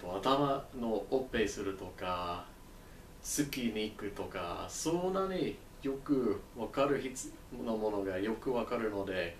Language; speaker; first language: Japanese; non-native, learner; English